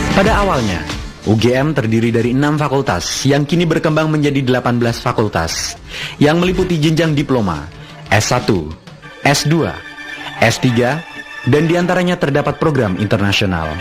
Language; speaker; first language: Indonesian; native; Indonesian